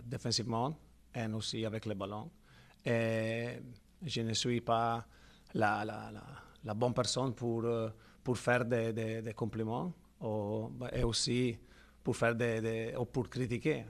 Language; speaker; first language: French; non-native, fluent; Italian